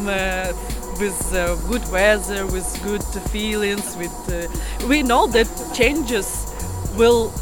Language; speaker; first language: English; non-native, learner; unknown